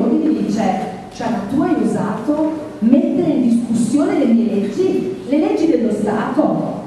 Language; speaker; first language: Italian; native; Italian